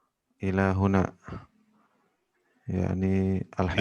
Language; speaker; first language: Arabic; non-native, learner; Indonesian